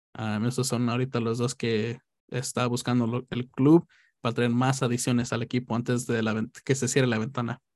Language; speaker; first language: Spanish; native; Spanish